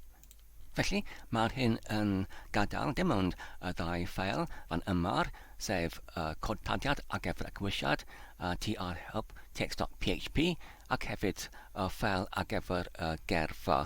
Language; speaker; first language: Welsh; non-native, fluent; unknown